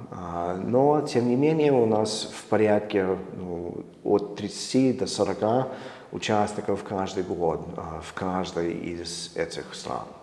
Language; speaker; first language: Russian; non-native, fluent; English